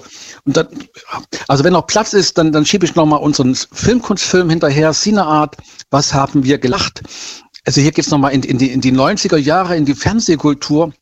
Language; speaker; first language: German; native; German